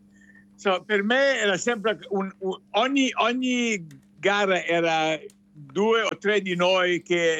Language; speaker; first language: Italian; non-native, fluent; English